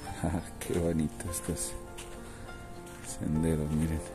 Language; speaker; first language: Spanish; native; Spanish